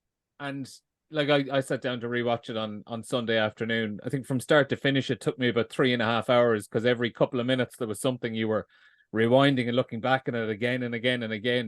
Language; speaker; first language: English; native; English